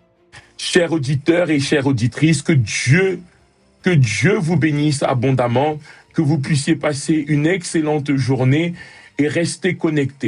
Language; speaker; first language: French; native; French